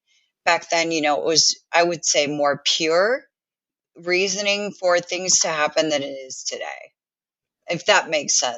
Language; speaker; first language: English; native; English